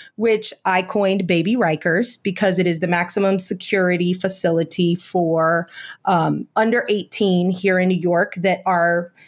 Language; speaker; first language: English; native; English